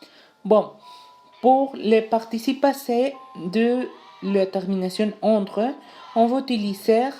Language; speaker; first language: French; non-native, learner; Spanish